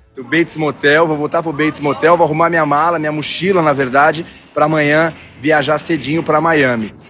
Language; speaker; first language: Portuguese; native; Portuguese